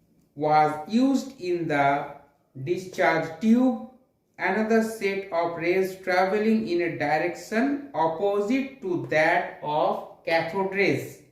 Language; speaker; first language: English; non-native, local second language; Hindi